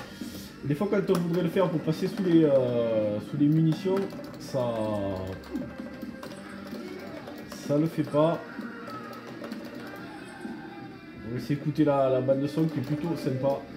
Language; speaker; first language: French; native; French